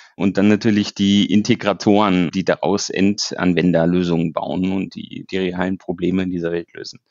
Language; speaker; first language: German; native; German